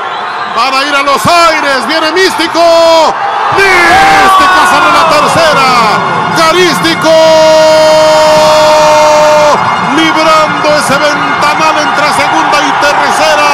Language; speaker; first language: Spanish; native; Spanish